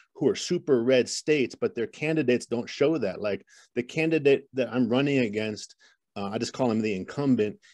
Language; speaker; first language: English; native; English